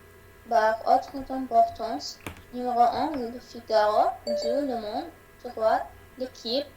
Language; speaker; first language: French; non-native, learner; Arabic